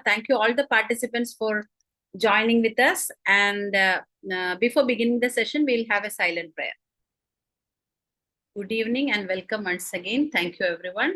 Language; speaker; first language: English; non-native, local second language; Malayalam